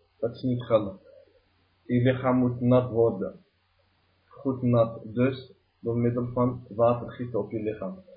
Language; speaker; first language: Dutch; early bilingual, other home language; Arabic